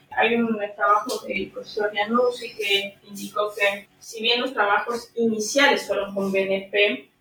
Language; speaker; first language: Spanish; native; Spanish